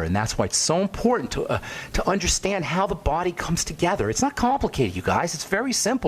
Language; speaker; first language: English; native; English